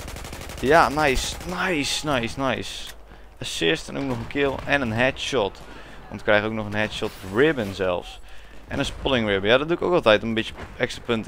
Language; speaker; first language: Dutch; native; Dutch